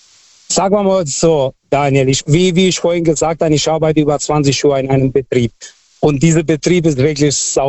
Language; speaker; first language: German; non-native, fluent; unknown